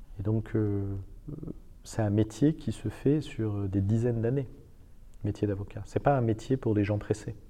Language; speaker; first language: French; non-native, fluent; Persian